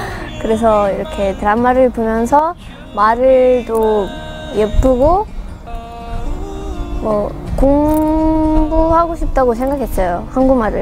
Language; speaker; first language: Korean; non-native, fluent; Russian